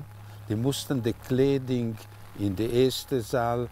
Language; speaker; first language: Dutch; non-native, fluent; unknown